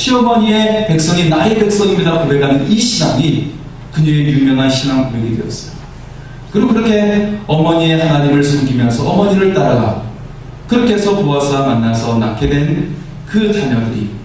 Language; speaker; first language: Korean; native; Korean